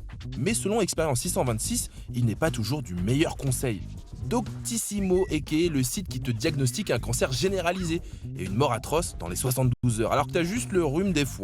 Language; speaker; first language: French; native; French